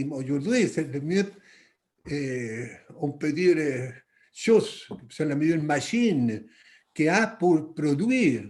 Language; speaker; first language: French; non-native, fluent; Spanish